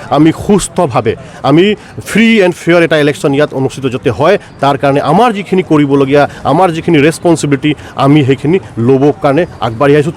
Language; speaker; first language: Assamese; non-native, local second language; Hindi